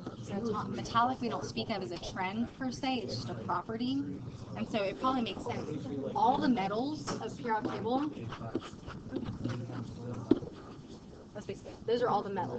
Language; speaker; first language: English; native; English